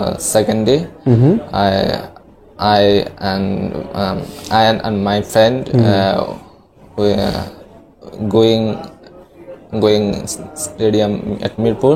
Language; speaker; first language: English; non-native, learner; Bangla